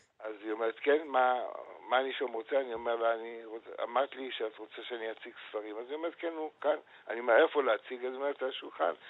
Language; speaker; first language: Hebrew; native; Hebrew